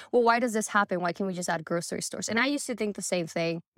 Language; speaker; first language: English; early bilingual, other home language; Spanish